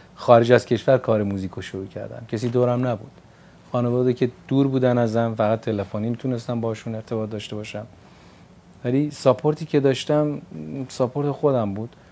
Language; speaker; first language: Persian; non-native, local second language; Kurdish